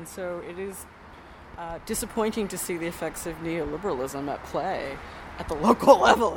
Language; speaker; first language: English; native; English